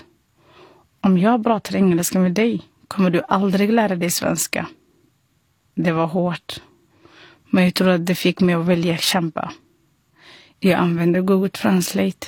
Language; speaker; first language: Swedish; non-native, fluent; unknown